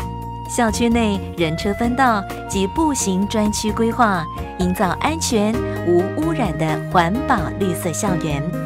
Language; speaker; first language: Chinese; native; Chinese